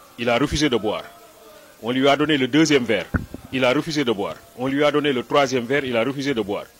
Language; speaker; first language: French; non-native, local second language; Wolof